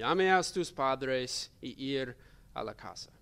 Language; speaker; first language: Spanish; non-native, learner; English